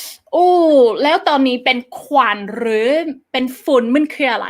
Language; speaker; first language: Thai; non-native, fluent; English